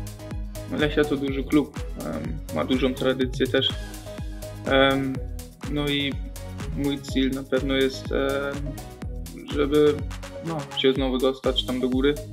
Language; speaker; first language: Polish; early bilingual, heritage; German